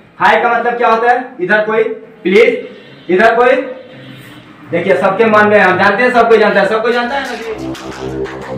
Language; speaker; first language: Hindi; native; Hindi